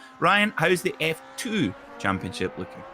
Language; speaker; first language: English; native; English